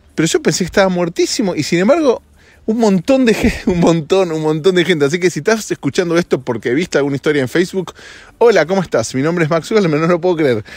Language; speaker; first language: Spanish; native; Spanish